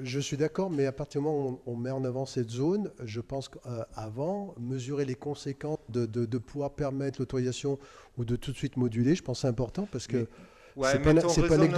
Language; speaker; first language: French; native; French